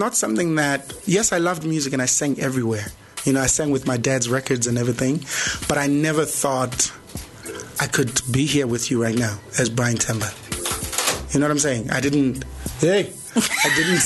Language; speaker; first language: English; non-native, local second language; Zulu